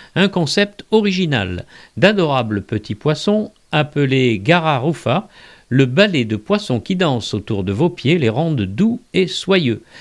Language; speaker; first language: French; native; French